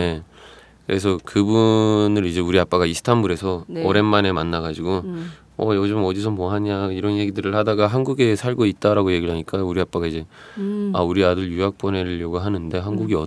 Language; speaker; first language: Korean; non-native, fluent; Turkish